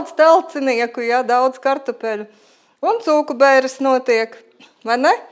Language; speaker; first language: Latvian; native; Latvian